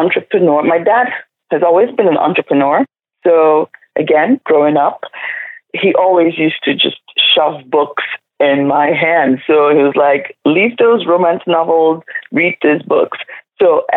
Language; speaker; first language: English; non-native, local second language; Igbo